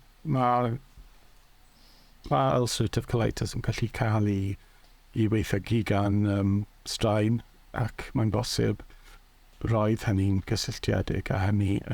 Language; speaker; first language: Welsh; native; Welsh